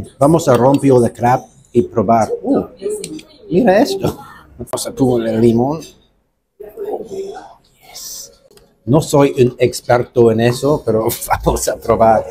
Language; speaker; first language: Spanish; non-native, learner; English